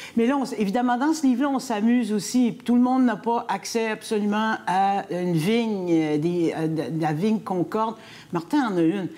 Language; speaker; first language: French; native; French